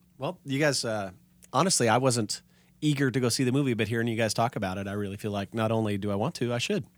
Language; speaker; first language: English; native; English